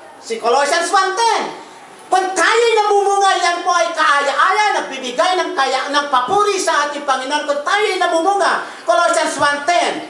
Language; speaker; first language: Filipino; non-native, local second language; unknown